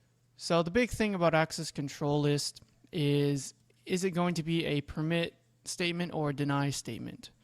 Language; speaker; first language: English; native; English